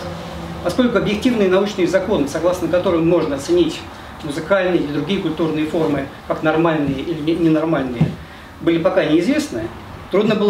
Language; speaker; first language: Russian; native; Russian